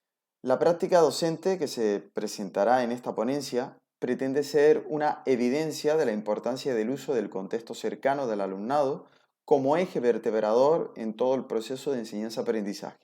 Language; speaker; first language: Spanish; native; Spanish